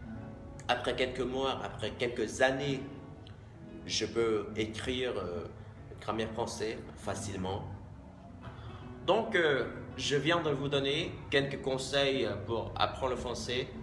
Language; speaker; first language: French; non-native, fluent; Vietnamese